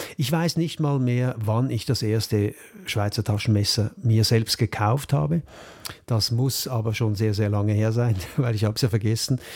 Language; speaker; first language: German; native; German